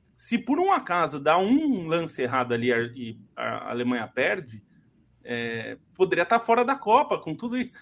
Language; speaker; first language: Portuguese; native; Portuguese